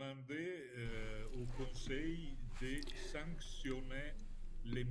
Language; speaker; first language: French; non-native, fluent; Italian